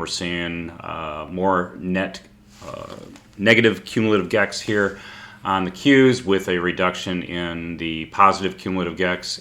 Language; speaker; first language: English; native; English